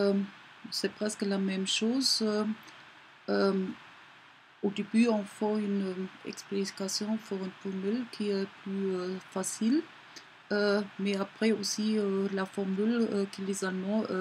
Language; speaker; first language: French; non-native, learner; German